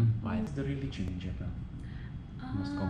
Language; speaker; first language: English; non-native, learner; Hungarian